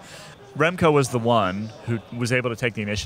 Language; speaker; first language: English; native; English